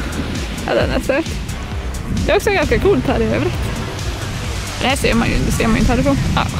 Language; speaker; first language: Swedish; native; Swedish